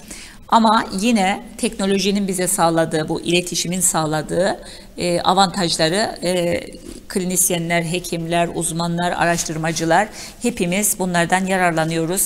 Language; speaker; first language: Turkish; native; Turkish